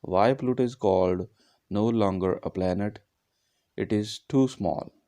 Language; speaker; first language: English; non-native, local second language; Punjabi